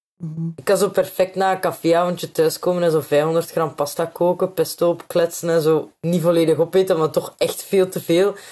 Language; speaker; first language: Dutch; native; Dutch